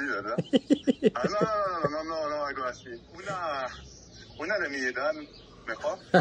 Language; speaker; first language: Spanish; non-native, fluent; French